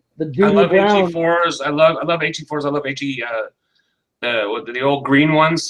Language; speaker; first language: English; native; English